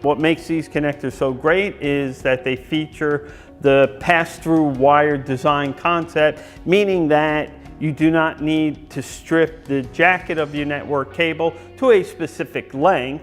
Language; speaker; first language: English; native; English